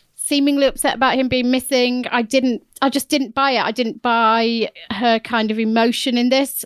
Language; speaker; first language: English; native; English